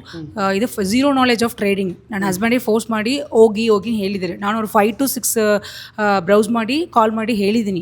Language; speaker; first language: Kannada; non-native, local second language; Tamil